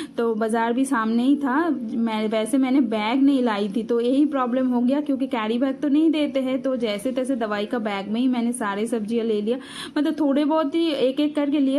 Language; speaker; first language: Hindi; non-native, local second language; Bangla